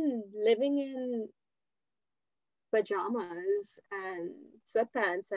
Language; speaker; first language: English; non-native, local second language; Hindi